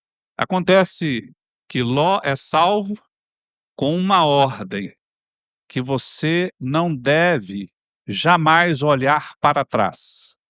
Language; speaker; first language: Portuguese; native; Portuguese